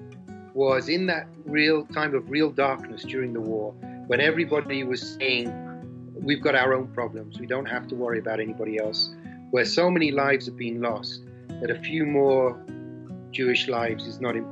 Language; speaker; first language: English; native; English